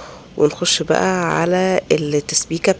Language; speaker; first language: Arabic; native; Arabic